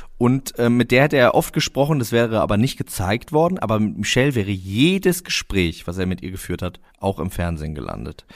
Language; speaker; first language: German; native; German